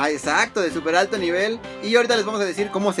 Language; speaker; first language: Spanish; native; Spanish